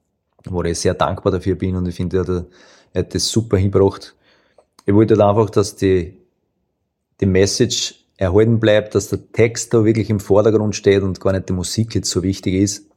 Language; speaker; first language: German; native; German